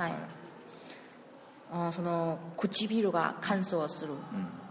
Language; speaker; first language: Japanese; non-native, learner; Chinese